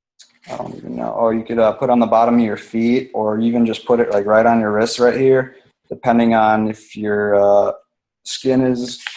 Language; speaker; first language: English; native; English